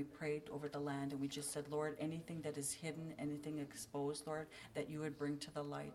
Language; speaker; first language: English; native; English